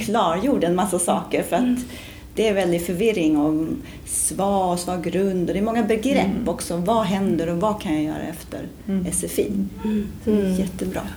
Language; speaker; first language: Swedish; native; Swedish